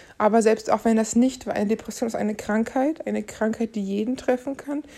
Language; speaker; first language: German; native; German